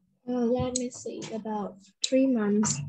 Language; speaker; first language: English; non-native, learner; Vietnamese